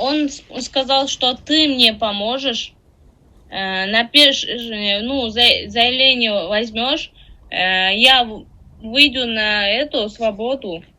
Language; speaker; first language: Russian; non-native, learner; Tajik